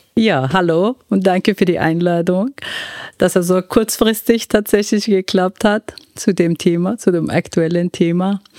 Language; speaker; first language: German; non-native, fluent; Persian